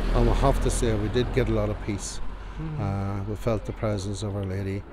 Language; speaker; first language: English; native; English